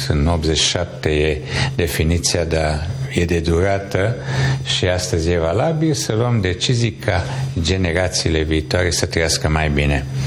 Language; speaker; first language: Romanian; non-native, local second language; Hungarian